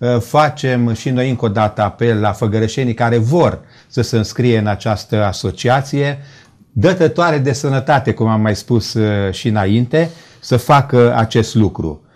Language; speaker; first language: Romanian; native; Romanian